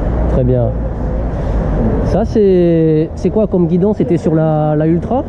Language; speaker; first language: French; native; French